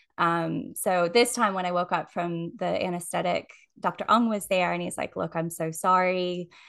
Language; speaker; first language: English; native; English